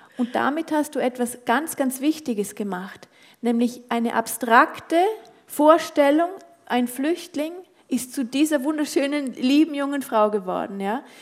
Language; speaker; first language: German; native; German